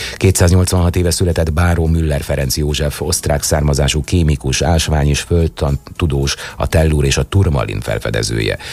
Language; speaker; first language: Hungarian; native; Hungarian